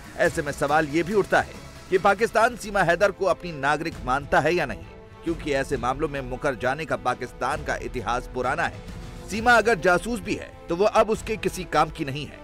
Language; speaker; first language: Hindi; native; Hindi